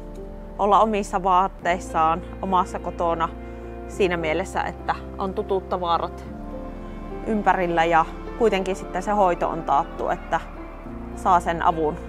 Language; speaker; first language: Finnish; native; Finnish